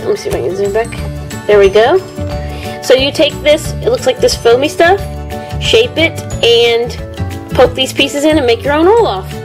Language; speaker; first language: English; native; English